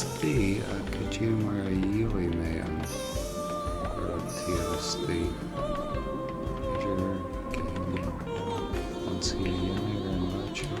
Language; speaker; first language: Irish; non-native, local second language; English